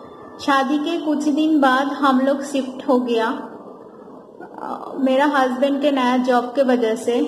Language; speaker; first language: Hindi; non-native, fluent; Bangla